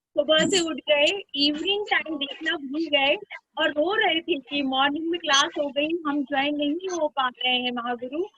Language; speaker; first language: Hindi; native; Hindi